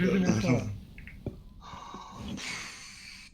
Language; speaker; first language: French; native; French